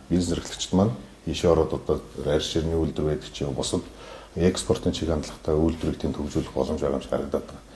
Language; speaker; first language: Mongolian; non-native, local second language; Kazakh